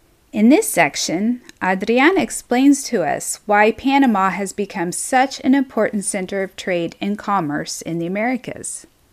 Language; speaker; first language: English; native; English